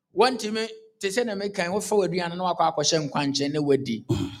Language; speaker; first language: English; non-native, local second language; Akan